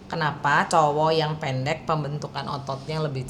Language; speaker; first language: Indonesian; native; Indonesian